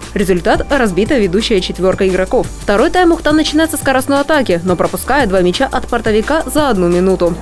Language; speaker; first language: Russian; native; Russian